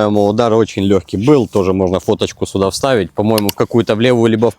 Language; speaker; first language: Russian; native; Russian